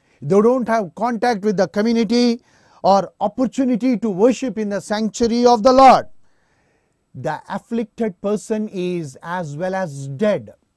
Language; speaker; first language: English; non-native, local second language; Telugu